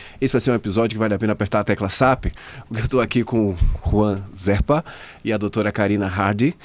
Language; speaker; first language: Portuguese; native; Portuguese